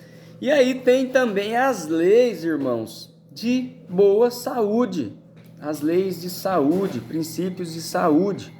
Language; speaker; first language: Portuguese; native; Portuguese